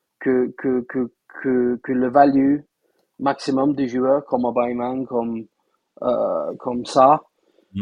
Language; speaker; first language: French; non-native, fluent; English